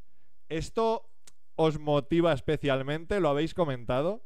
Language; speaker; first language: Spanish; native; Spanish